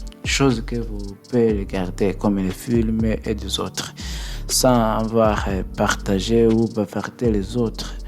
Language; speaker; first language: French; non-native, learner; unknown